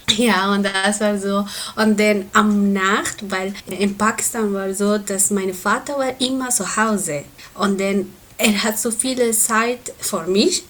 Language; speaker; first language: German; non-native, learner; Persian